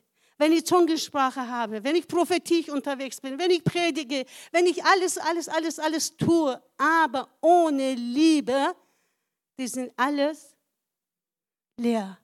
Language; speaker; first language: German; non-native, fluent; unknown